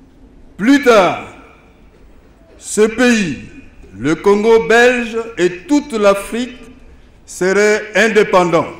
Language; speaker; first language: French; non-native, local second language; Lingala